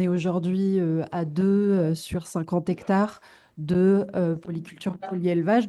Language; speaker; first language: French; native; French